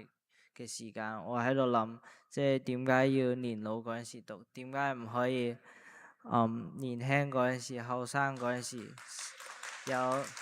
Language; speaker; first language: Chinese; early bilingual, heritage; Cantonese